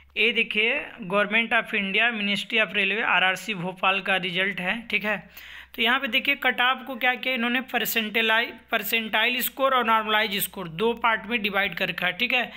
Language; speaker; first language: Hindi; native; Hindi